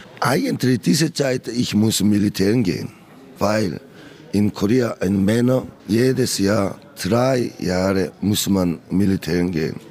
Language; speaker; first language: German; non-native, learner; Korean